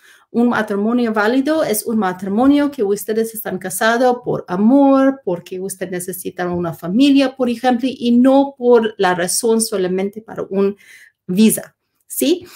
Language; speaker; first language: Spanish; non-native, learner; English